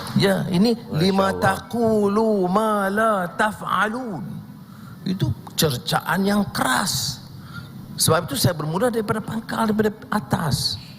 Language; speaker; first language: Malay; native; Malay